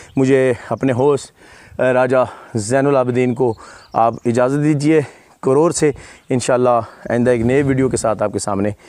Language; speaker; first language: Urdu; non-native, local second language; Punjabi